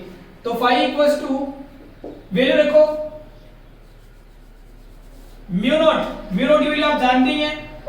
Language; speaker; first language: Hindi; native; Hindi